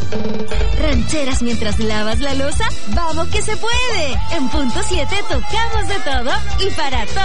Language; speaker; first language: Spanish; native; Spanish